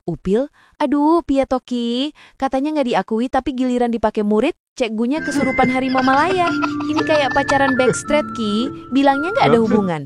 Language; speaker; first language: Indonesian; native; Indonesian